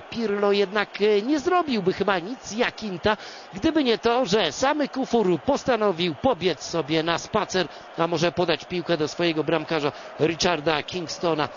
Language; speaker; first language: Polish; native; Polish